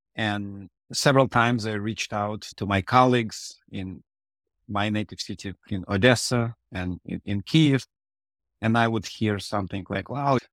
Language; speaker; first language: English; non-native, fluent; Russian